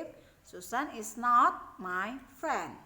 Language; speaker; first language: English; non-native, fluent; Indonesian